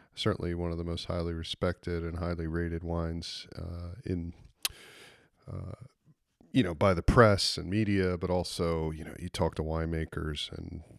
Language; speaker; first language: English; native; English